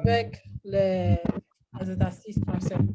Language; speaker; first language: French; non-native, learner; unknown